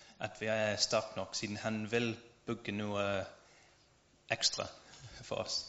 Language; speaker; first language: Norwegian; non-native, learner; English